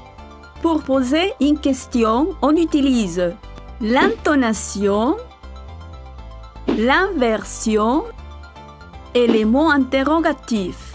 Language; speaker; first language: French; non-native, fluent; Spanish